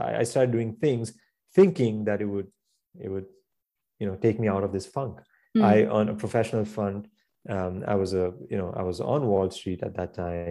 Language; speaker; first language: English; non-native, local second language; Gujarati